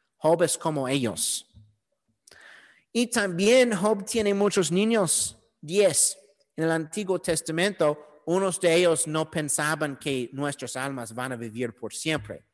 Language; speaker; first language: Spanish; non-native, learner; English